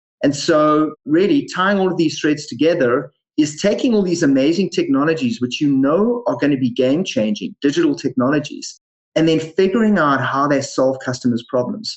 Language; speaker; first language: English; native; English